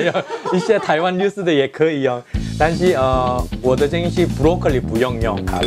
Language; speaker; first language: Chinese; non-native, learner; Korean